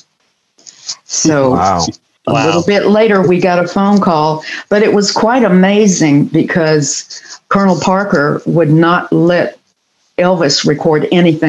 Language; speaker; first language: English; native; English